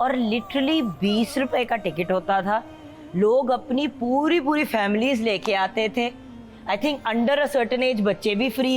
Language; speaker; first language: Urdu; native; Urdu